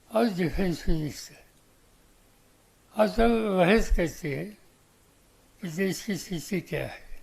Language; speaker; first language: Hindi; non-native, local second language; Marathi